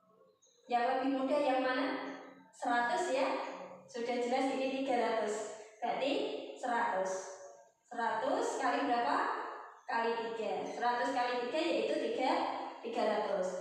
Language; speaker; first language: Indonesian; native; Indonesian